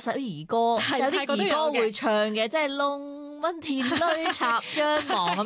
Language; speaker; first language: Cantonese; native; Cantonese